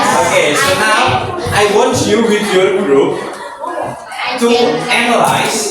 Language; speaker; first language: English; non-native, fluent; Indonesian